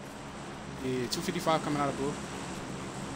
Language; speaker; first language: English; native; English